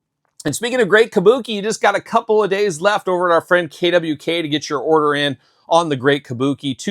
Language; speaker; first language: English; native; English